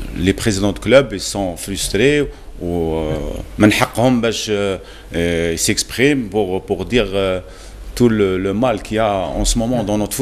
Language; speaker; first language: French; non-native, local second language; Arabic